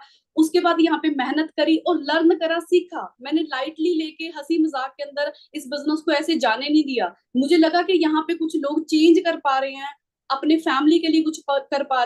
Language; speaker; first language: Hindi; non-native, local second language; Punjabi